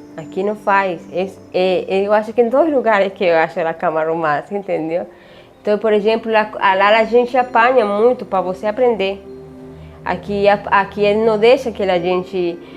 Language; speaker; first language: Portuguese; non-native, learner; Spanish